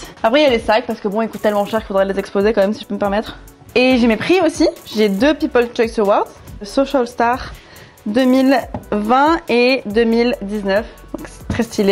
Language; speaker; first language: French; native; French